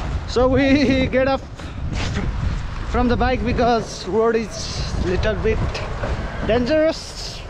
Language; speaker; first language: English; non-native, learner; Nepali